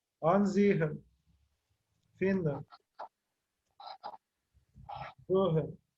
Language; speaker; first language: German; non-native, fluent; Turkish